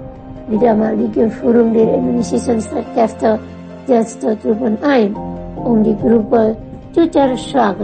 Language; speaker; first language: German; non-native, fluent; Indonesian